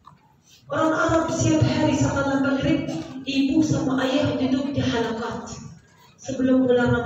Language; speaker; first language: Indonesian; non-native, learner; Arabic